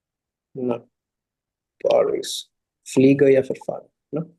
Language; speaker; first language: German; non-native, fluent; Hindi